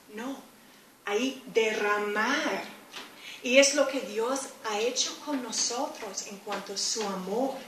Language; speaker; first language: Spanish; non-native, fluent; English